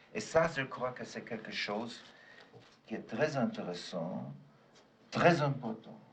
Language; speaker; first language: French; non-native, fluent; German